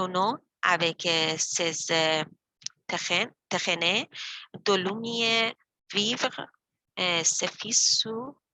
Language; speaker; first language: French; non-native, learner; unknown